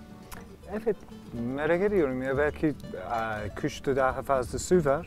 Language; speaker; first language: Turkish; non-native, learner; English